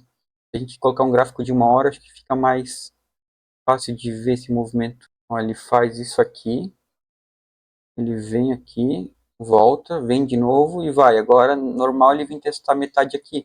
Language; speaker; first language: Portuguese; native; Portuguese